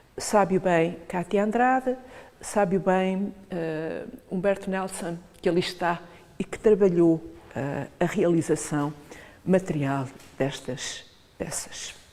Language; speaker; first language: Portuguese; native; Portuguese